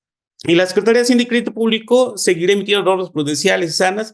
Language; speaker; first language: Spanish; native; Spanish